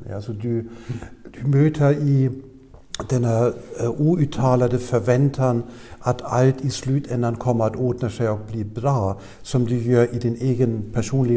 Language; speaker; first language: Swedish; non-native, fluent; German